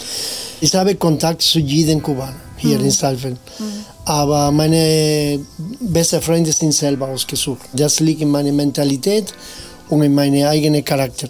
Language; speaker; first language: German; non-native, fluent; Spanish